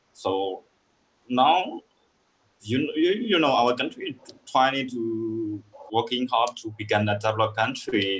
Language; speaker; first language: English; non-native, learner; Burmese